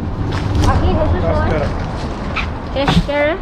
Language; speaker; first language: Spanish; non-native, learner; Filipino